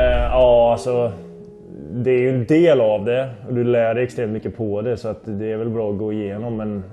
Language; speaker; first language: Swedish; native; Swedish